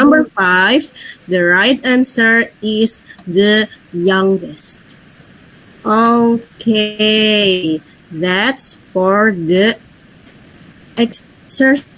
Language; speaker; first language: English; non-native, fluent; Indonesian